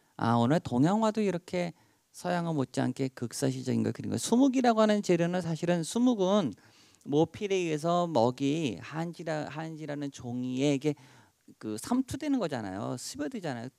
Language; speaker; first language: Korean; native; Korean